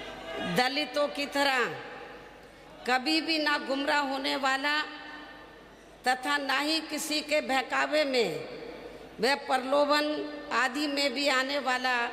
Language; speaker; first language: Hindi; native; Hindi